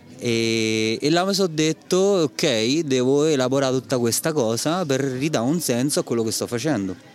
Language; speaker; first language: Italian; native; Italian